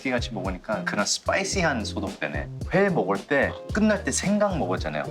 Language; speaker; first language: Korean; early bilingual, heritage; English